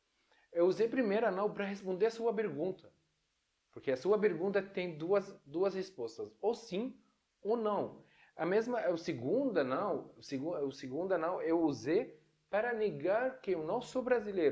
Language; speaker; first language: Portuguese; non-native, fluent; Arabic